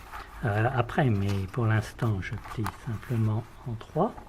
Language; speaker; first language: French; native; French